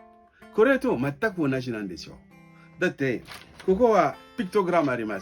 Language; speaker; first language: Japanese; non-native, fluent; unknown